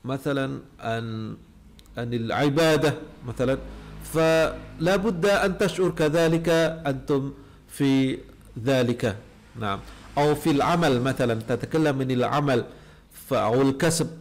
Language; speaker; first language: Arabic; non-native, fluent; Indonesian